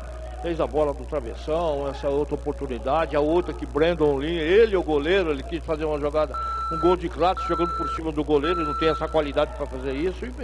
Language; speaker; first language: Portuguese; native; Portuguese